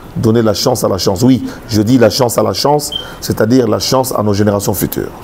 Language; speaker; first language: French; non-native, local second language; Lingala